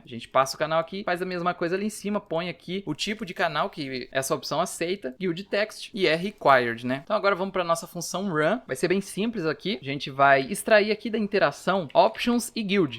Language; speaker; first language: Portuguese; native; Portuguese